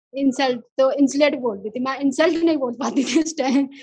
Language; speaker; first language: Hindi; non-native, local second language; Odia